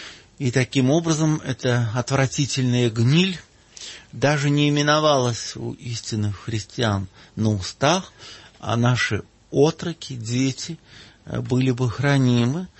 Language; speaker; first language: Russian; native; Russian